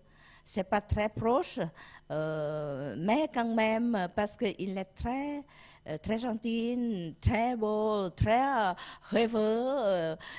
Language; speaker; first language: French; non-native, learner; Vietnamese